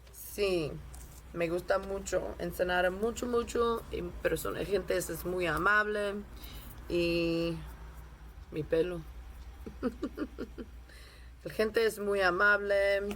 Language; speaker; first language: Spanish; non-native, learner; English